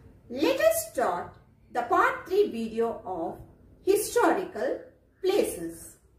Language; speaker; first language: English; non-native, local second language; Tamil